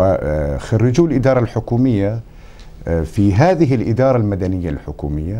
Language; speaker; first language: Arabic; native; Arabic